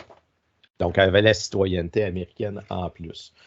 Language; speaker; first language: French; native; French